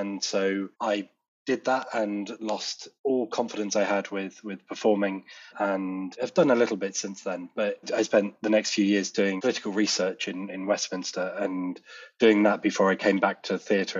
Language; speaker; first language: English; native; English